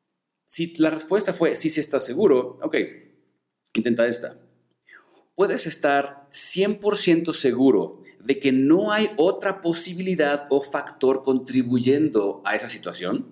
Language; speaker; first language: Spanish; native; Spanish